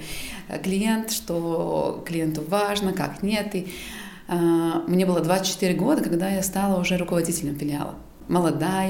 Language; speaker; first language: Russian; non-native, local second language; Latvian